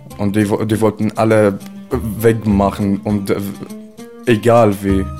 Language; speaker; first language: German; non-native, learner; Arabic